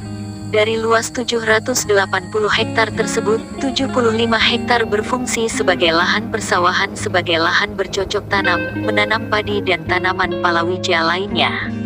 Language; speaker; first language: Indonesian; native; Indonesian